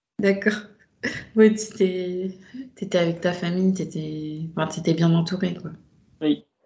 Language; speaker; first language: French; native; French